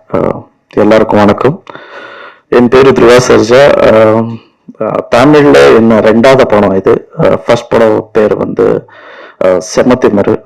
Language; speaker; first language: Tamil; non-native, learner; Kannada